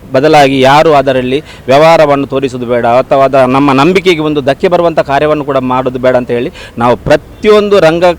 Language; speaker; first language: Kannada; non-native, local second language; Tulu